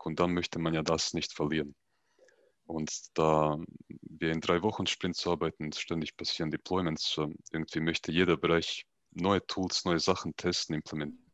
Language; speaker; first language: German; native; German